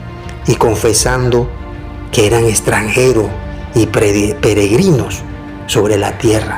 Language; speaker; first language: Spanish; native; Spanish